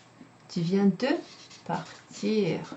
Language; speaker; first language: French; non-native, fluent; English